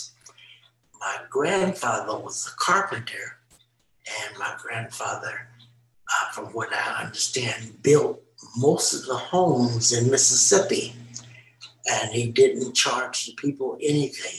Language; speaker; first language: English; native; English